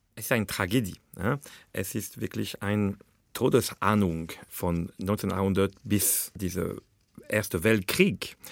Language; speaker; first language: German; non-native, fluent; French